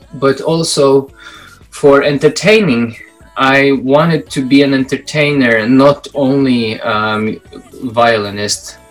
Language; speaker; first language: English; non-native, fluent; Belarusian